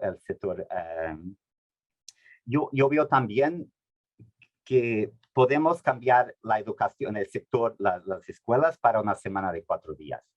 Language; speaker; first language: Spanish; non-native, fluent; Portuguese